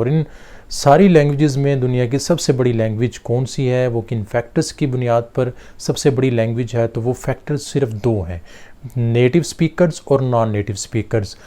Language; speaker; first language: Urdu; native; Urdu